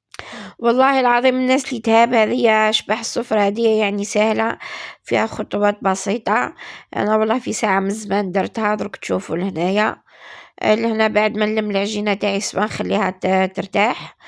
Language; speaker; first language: Arabic; native; Arabic